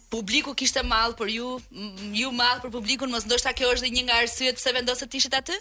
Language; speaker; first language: Albanian; native; Albanian